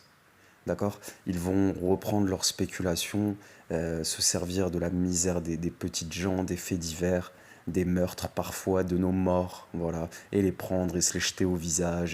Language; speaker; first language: French; native; French